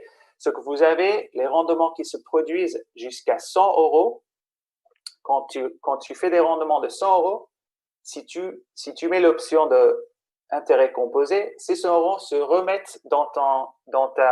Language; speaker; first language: French; non-native, fluent; Spanish